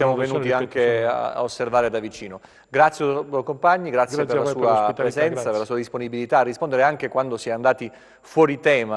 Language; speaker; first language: Italian; native; Italian